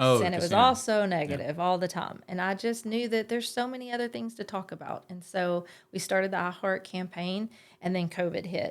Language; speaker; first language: English; native; English